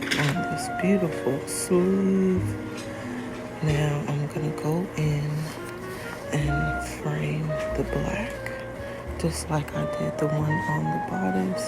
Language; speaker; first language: English; native; English